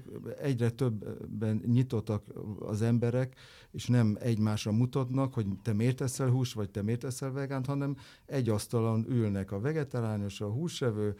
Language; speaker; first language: Hungarian; non-native, fluent; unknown